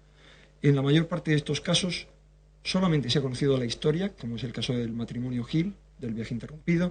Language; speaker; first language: Spanish; native; Spanish